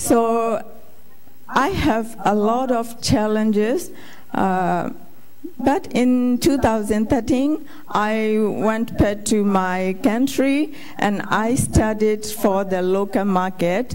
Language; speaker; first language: English; non-native, fluent; Burmese